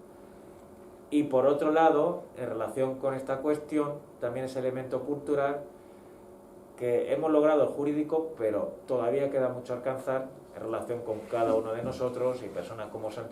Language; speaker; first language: Spanish; native; Spanish